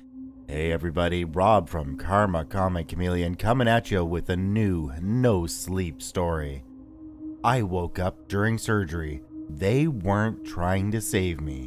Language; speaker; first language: English; native; English